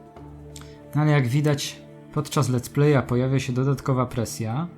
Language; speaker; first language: Polish; native; Polish